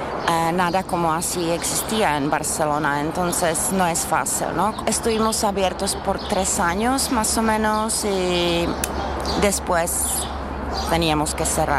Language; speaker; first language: Spanish; non-native, learner; Czech